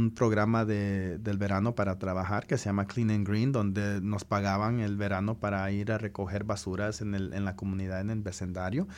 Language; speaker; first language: Spanish; early bilingual, heritage; Spanish